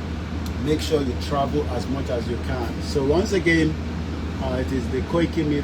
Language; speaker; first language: English; non-native, local second language; Yoruba